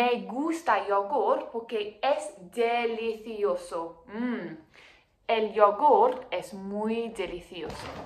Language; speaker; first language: Spanish; non-native, fluent; English